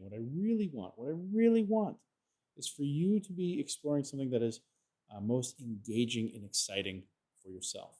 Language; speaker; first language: English; native; English